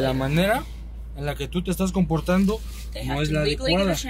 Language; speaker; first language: Spanish; native; Spanish